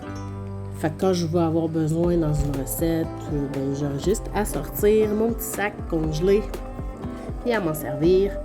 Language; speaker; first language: French; native; French